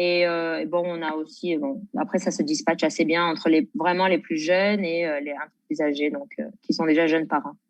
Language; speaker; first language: French; native; French